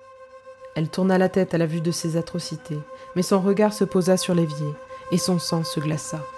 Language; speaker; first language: French; native; French